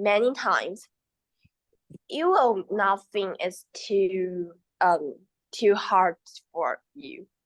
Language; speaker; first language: English; non-native, learner; Chinese